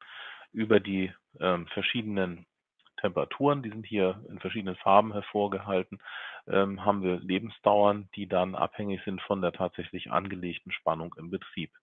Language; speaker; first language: German; native; German